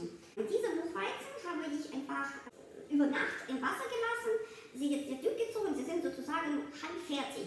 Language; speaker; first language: German; non-native, fluent; Russian